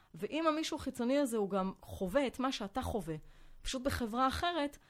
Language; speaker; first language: Hebrew; non-native, fluent; French